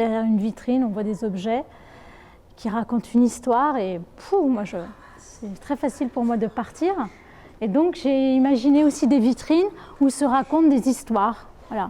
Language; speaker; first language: French; native; French